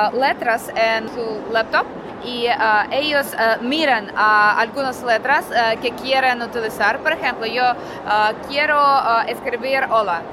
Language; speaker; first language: Spanish; non-native, learner; Russian